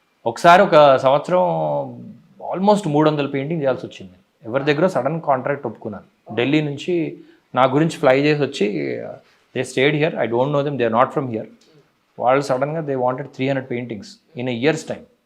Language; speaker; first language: Telugu; native; Telugu